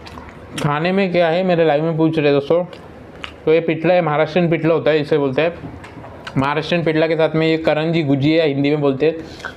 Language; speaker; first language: Hindi; non-native, local second language; Marathi